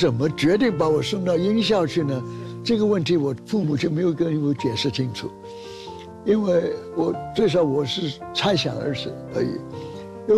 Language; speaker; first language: Chinese; early bilingual, heritage; Chinese